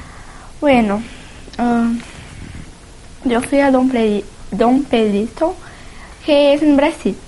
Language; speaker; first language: Spanish; non-native, learner; Portuguese